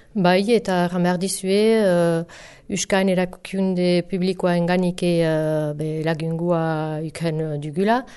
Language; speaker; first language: Basque; native; Basque